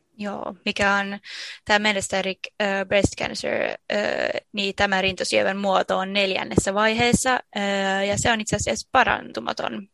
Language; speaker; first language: Finnish; native; Finnish